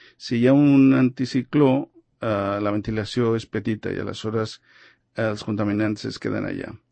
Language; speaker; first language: Catalan; non-native, local second language; Spanish